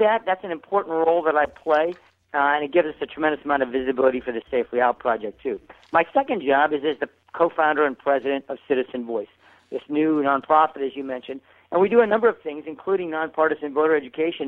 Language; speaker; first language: English; native; English